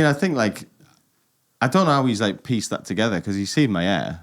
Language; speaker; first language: English; native; English